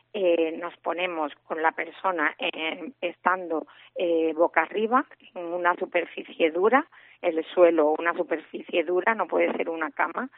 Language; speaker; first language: Spanish; native; Spanish